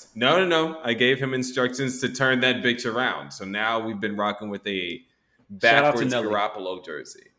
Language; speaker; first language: English; native; English